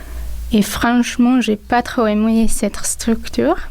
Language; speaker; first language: French; non-native, local second language; Italian